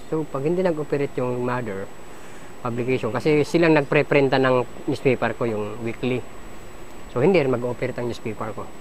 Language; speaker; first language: Filipino; non-native, local second language; Waray